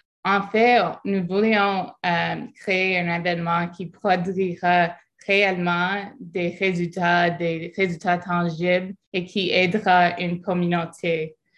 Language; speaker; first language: French; non-native, fluent; English